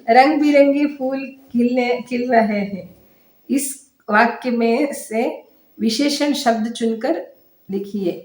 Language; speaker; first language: Hindi; non-native, local second language; Kannada